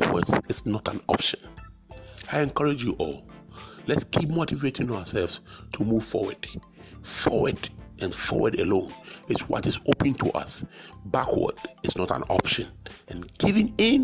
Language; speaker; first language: English; non-native, local second language; Akan